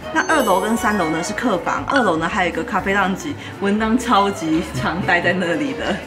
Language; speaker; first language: Chinese; native; Chinese